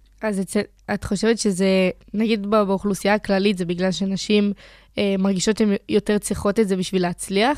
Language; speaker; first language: Hebrew; native; Hebrew